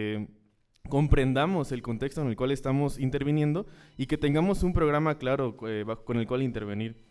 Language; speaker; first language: Spanish; native; Spanish